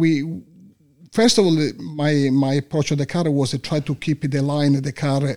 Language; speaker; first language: English; non-native, learner; Italian